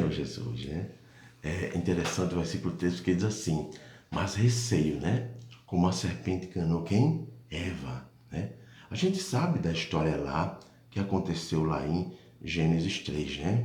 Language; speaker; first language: Portuguese; native; Portuguese